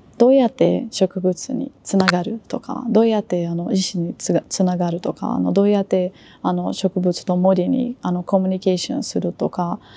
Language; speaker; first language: Japanese; non-native, learner; Portuguese